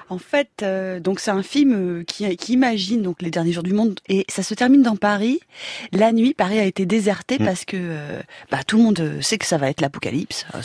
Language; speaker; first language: French; native; French